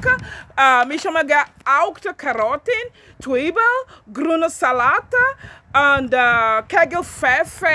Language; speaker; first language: German; non-native, learner; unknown